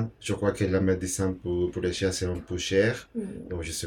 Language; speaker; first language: French; non-native, learner; Spanish